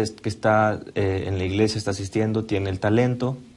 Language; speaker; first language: Spanish; native; Spanish